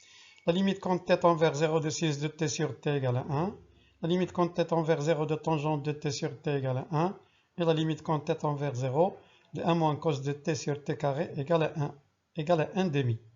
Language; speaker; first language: French; non-native, local second language; Arabic